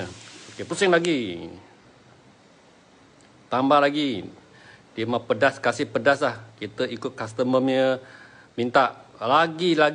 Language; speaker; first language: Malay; non-native, local second language; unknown